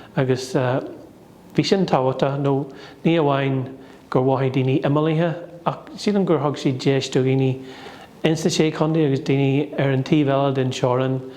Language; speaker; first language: Irish; non-native, local second language; English